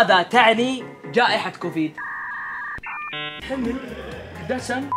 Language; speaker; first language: Arabic; native; Arabic